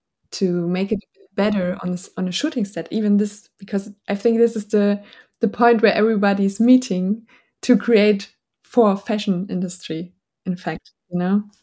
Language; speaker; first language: English; non-native, fluent; German